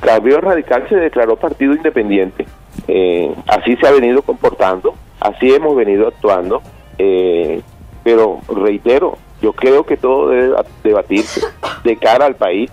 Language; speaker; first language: Spanish; native; Spanish